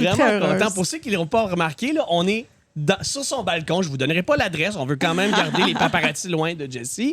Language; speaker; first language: French; native; French